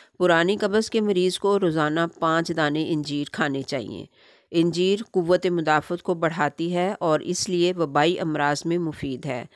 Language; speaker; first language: Urdu; native; Urdu